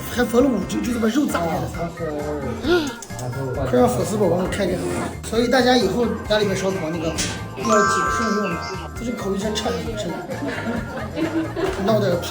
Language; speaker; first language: Chinese; native; Chinese